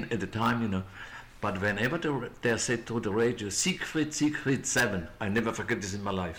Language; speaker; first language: English; non-native, fluent; German